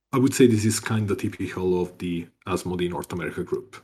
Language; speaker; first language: English; non-native, fluent; Italian